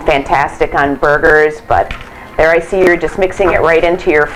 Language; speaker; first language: English; native; English